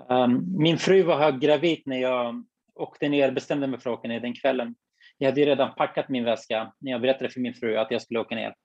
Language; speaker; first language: Swedish; non-native, fluent; Kurdish